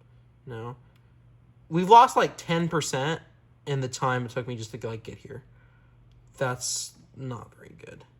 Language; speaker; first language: English; native; English